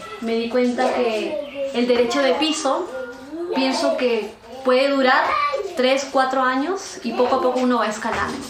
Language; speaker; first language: Spanish; native; Spanish